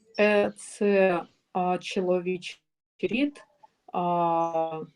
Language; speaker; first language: Ukrainian; non-native, learner; Russian